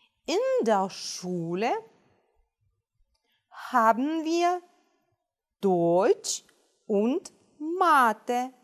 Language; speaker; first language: German; non-native, fluent; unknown